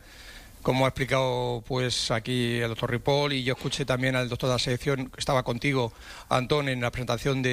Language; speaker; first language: Spanish; native; Spanish